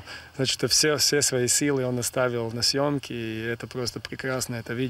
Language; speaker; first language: Russian; non-native, local second language; Latvian